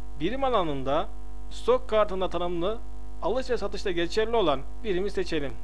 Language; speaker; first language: Turkish; native; Turkish